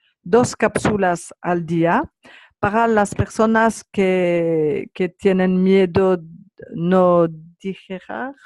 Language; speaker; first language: Spanish; non-native, learner; French